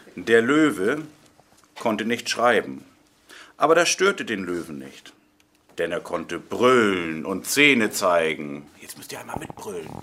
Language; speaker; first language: German; native; German